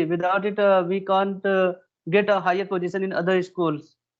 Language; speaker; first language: English; non-native, learner; Hindi